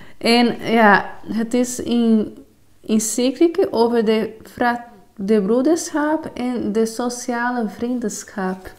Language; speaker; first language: Dutch; non-native, fluent; Portuguese